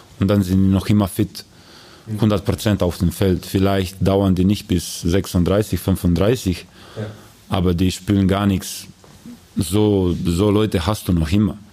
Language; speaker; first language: German; non-native, learner; Croatian